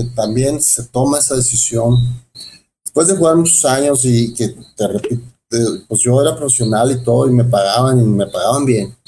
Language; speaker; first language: Spanish; native; Spanish